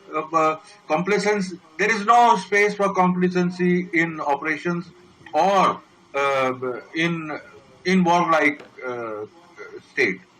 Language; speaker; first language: English; non-native, local second language; Bangla